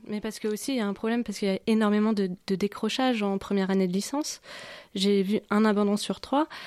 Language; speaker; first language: French; native; French